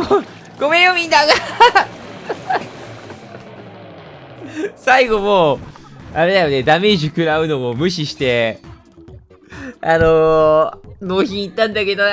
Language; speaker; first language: Japanese; native; Japanese